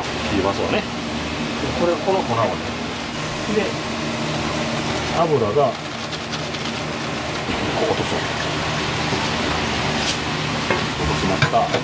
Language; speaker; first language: Japanese; native; Japanese